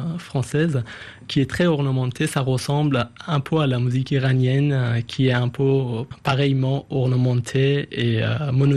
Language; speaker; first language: French; non-native, fluent; Persian